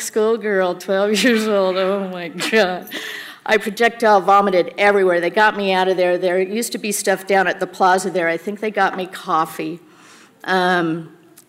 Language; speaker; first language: English; native; English